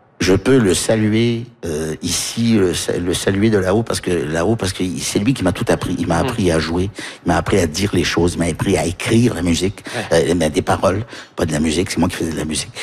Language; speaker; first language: French; early bilingual, heritage; French